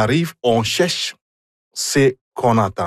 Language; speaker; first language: French; non-native, fluent; Igbo